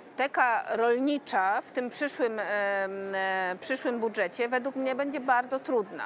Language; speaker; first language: Polish; native; Polish